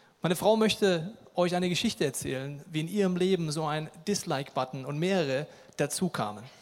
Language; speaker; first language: German; native; German